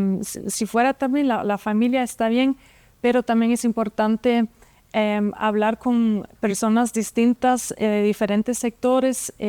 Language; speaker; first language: Spanish; non-native, fluent; German